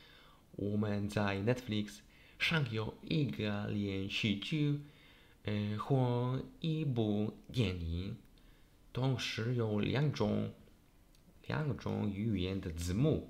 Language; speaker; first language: Chinese; non-native, learner; Polish